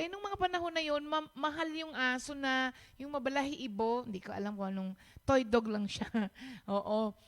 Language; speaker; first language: Filipino; non-native, local second language; Pampanga